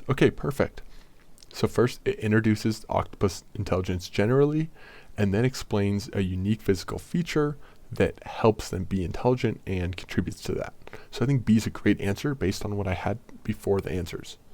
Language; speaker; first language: English; native; English